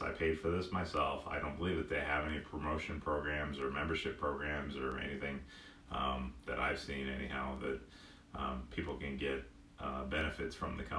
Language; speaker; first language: English; native; English